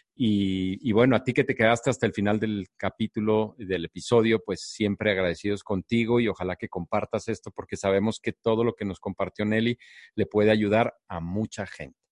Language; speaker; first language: Spanish; native; Spanish